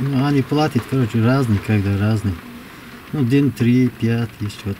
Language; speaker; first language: Russian; non-native, learner; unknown